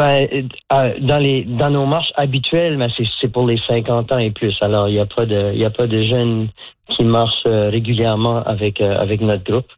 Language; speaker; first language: French; native; French